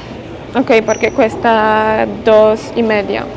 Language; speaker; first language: Spanish; non-native, fluent; Polish